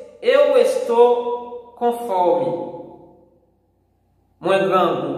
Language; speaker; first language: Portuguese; non-native, fluent; Haitian Creole